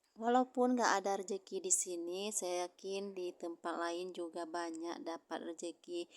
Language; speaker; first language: Indonesian; non-native, local second language; Achinese